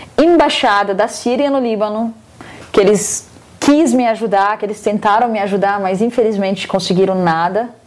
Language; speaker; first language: Portuguese; non-native, fluent; Arabic